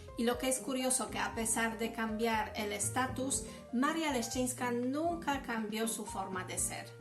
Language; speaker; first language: Spanish; non-native, fluent; Polish